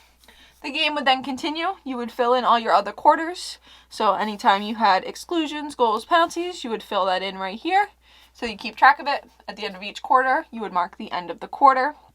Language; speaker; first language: English; native; English